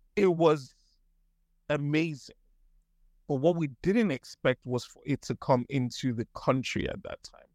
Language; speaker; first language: English; non-native, local second language; Yoruba